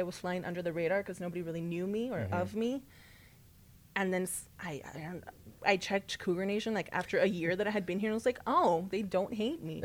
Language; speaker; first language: English; early bilingual, other home language; Spanish